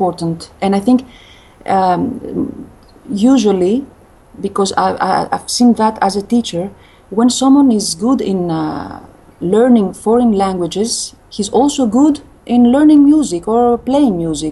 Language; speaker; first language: English; non-native, fluent; Greek